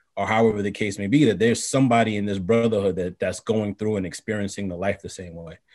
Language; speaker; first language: English; native; English